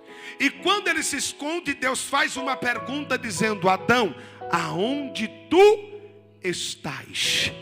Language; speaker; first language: Portuguese; native; Portuguese